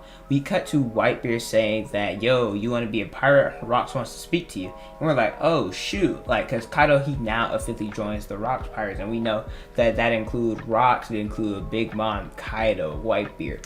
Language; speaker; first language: English; native; English